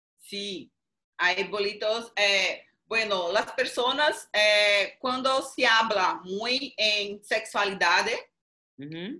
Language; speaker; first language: Spanish; non-native, learner; Portuguese